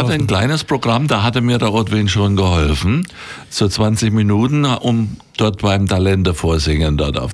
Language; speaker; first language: German; native; German